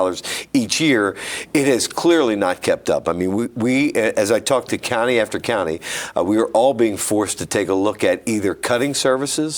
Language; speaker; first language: English; native; English